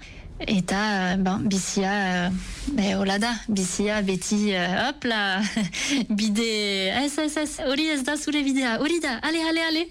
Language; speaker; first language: Basque; non-native, local second language; French